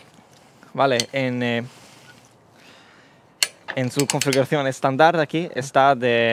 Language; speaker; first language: Spanish; non-native, learner; Swedish